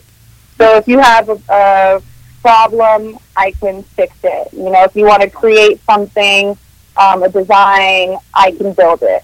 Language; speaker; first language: English; early bilingual, other home language; Spanish